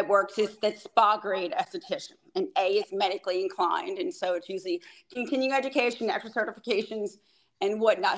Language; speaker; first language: English; native; English